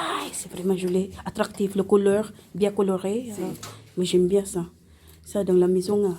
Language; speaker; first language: French; non-native, fluent; Filipino